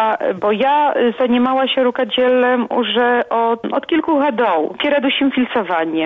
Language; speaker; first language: Polish; non-native, local second language; Belarusian